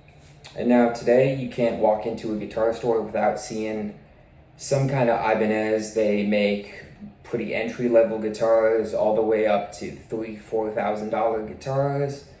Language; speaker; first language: English; native; English